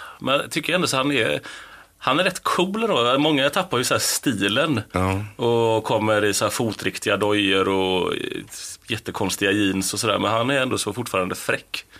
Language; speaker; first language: Swedish; native; Swedish